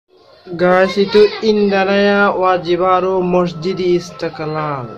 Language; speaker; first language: Indonesian; non-native, learner; Bangla